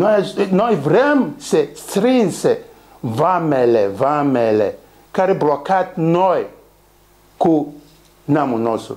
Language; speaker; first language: Romanian; non-native, learner; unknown